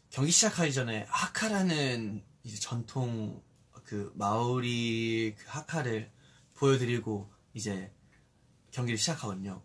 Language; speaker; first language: Korean; early bilingual, heritage; Korean